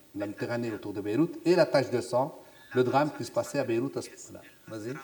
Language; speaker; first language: French; non-native, local second language; Arabic